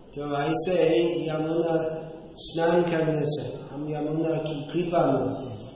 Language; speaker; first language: Hindi; non-native, fluent; English